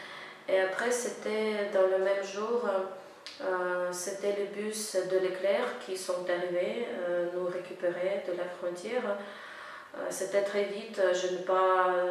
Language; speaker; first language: French; non-native, fluent; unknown